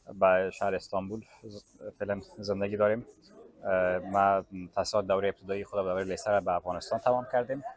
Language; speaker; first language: Persian; native; Persian